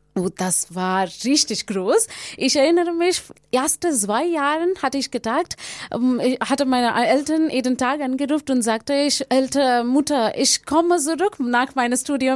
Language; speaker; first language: German; non-native, learner; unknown